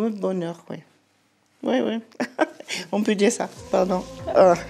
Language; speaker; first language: French; non-native, learner; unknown